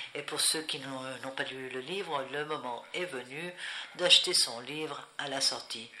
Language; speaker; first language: French; non-native, fluent; Spanish